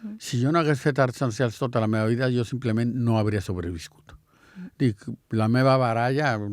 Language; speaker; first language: Catalan; non-native, fluent; Spanish